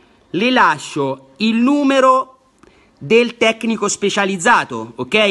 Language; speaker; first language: Italian; native; Italian